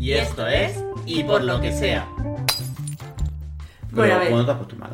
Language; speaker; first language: Spanish; native; Spanish